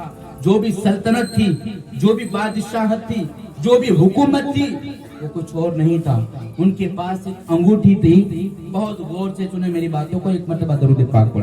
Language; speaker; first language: Urdu; native; Urdu